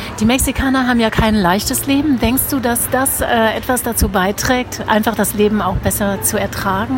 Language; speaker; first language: German; native; German